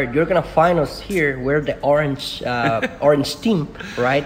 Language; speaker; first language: English; non-native, fluent; Spanish